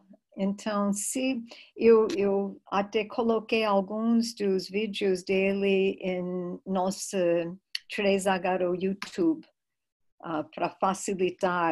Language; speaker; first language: Portuguese; non-native, fluent; English